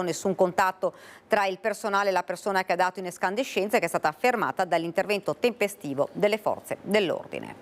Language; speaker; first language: Italian; native; Italian